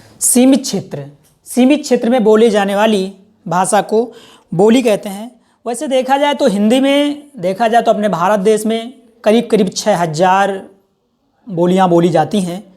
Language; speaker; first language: Hindi; native; Hindi